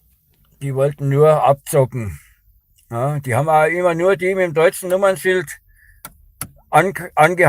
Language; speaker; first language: German; native; German